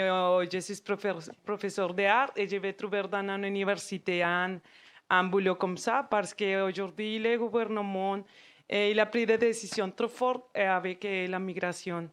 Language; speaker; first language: French; non-native, fluent; Spanish